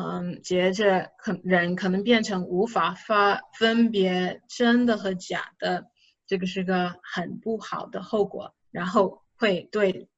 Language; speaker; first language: Chinese; non-native, fluent; English